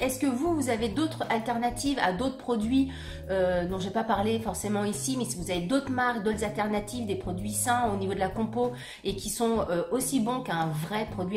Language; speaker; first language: French; native; French